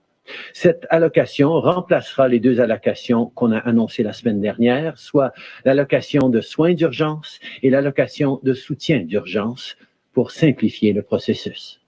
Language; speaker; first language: French; native; French